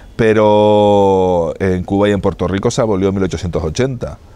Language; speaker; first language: Spanish; native; Spanish